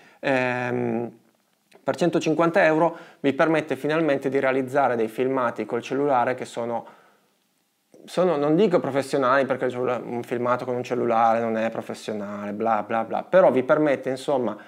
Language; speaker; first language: Italian; native; Italian